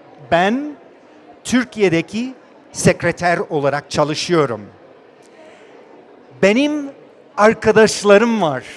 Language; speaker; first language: Turkish; non-native, learner; English